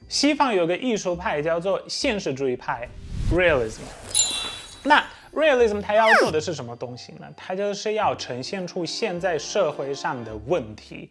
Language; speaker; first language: Chinese; native; Chinese